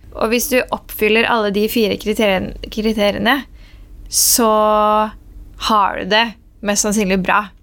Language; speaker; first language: Norwegian; early bilingual, other home language; Persian